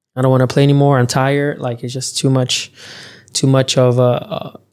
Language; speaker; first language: English; early bilingual, other home language; Portuguese